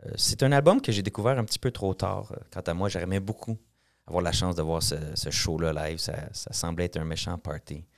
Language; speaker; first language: French; native; French